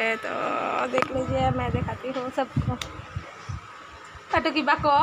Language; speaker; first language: Hindi; non-native, local second language; Assamese